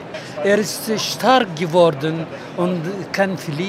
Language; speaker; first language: German; non-native, fluent; Arabic